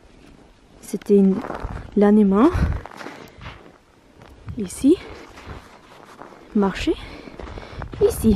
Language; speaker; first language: French; non-native, learner; Norwegian